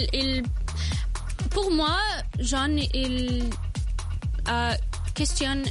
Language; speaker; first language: French; non-native, local second language; Arabic